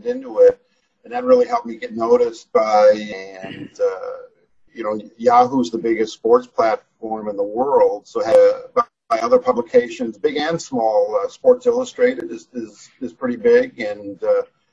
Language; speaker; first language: English; native; English